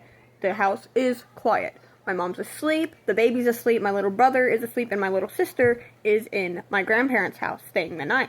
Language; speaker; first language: English; native; English